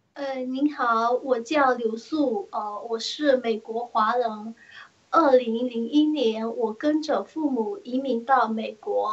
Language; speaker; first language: Chinese; early bilingual, heritage; Chinese